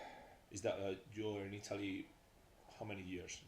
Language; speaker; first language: English; non-native, learner; Spanish